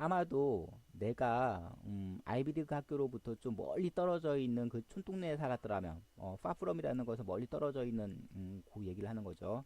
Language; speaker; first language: Korean; native; Korean